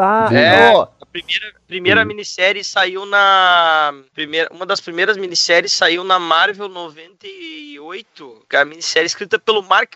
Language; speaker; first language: Portuguese; native; Portuguese